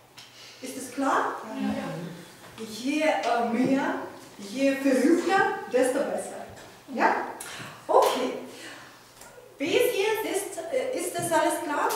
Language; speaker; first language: German; non-native, fluent; Ukrainian